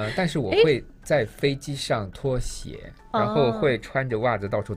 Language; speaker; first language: Chinese; native; Chinese